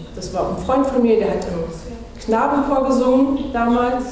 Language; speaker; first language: German; native; German